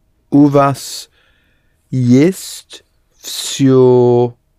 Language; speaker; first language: Russian; non-native, learner; English